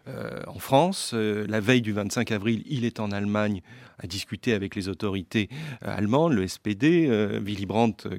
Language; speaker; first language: French; native; French